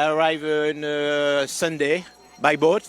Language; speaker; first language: English; non-native, learner; French